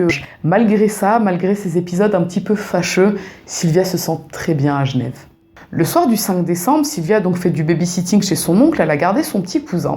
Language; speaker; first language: French; native; French